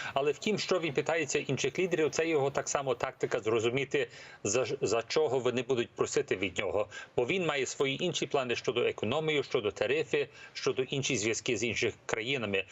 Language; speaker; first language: Ukrainian; early bilingual, heritage; English